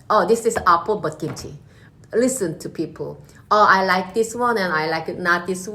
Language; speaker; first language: English; non-native, learner; Korean